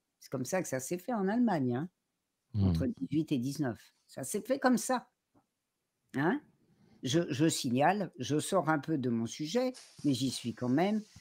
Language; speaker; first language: French; native; French